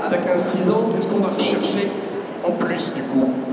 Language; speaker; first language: French; native; French